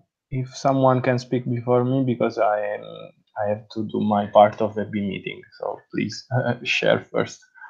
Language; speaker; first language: English; non-native, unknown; Italian